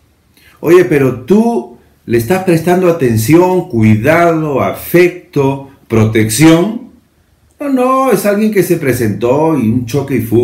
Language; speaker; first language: Spanish; native; Spanish